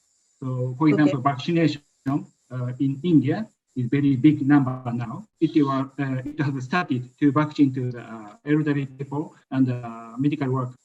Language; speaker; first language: English; non-native, learner; Japanese